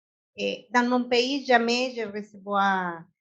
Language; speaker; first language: French; non-native, learner; Spanish